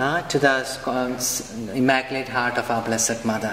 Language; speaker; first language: English; non-native, local second language; Malayalam